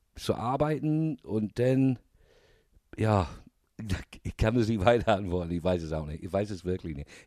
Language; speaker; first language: German; non-native, fluent; English